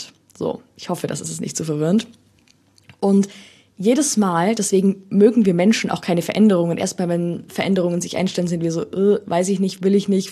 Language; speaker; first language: German; native; German